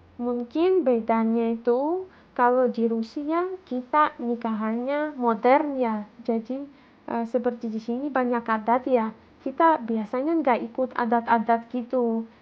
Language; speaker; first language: Indonesian; non-native, fluent; Russian